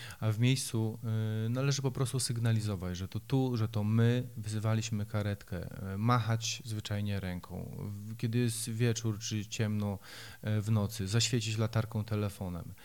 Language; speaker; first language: Polish; native; Polish